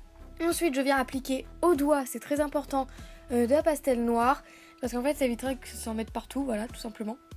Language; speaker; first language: French; native; French